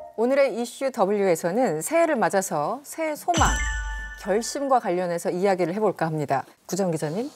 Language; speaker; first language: Korean; native; Korean